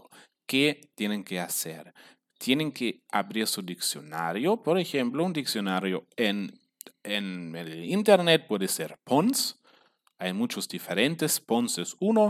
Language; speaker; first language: Spanish; non-native, fluent; German